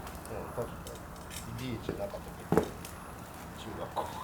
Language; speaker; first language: Japanese; native; Japanese